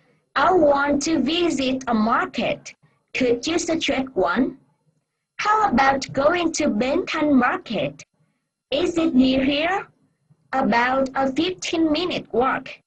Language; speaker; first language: English; non-native, fluent; Vietnamese